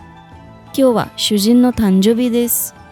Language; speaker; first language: Japanese; non-native, fluent; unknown